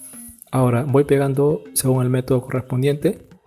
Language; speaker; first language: Spanish; native; Spanish